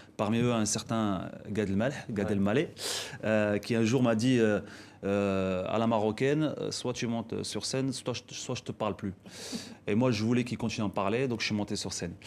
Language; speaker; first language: French; non-native, local second language; Arabic